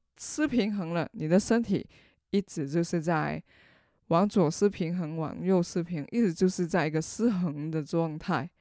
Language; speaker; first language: Chinese; non-native, local second language; Cantonese